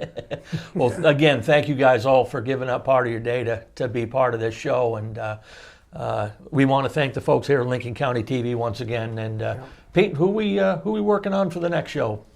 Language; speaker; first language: English; native; English